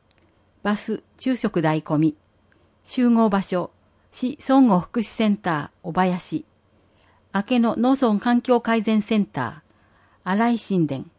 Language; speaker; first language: Japanese; native; Japanese